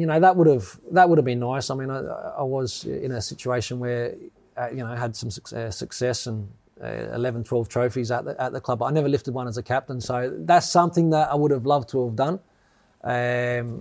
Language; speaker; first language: English; native; English